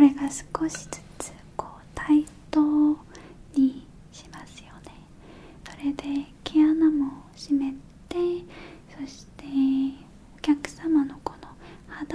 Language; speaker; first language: Japanese; non-native, learner; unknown